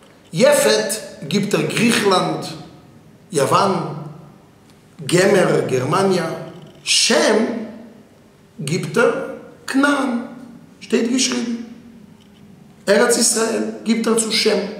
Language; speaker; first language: German; non-native, fluent; Hebrew